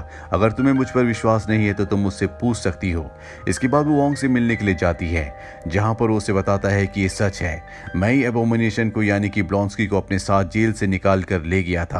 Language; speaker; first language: Hindi; native; Hindi